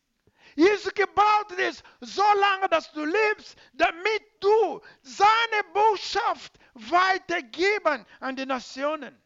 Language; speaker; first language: German; non-native, learner; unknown